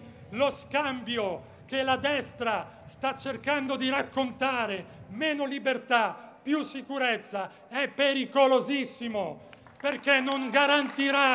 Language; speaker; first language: Italian; native; Italian